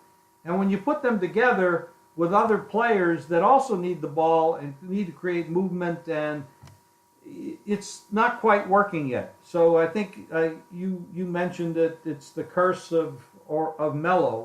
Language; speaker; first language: English; native; English